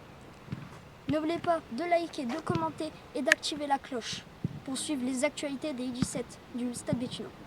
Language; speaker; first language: French; native; French